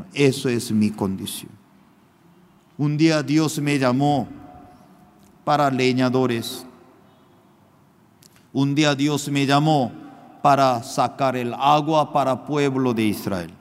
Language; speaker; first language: Spanish; non-native, fluent; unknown